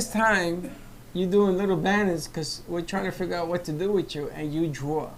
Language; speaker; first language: English; native; English